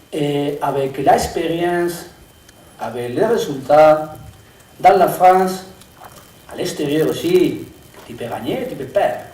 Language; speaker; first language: French; non-native, learner; Spanish